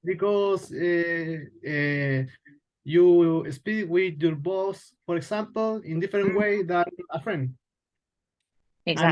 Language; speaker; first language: English; non-native, learner; Spanish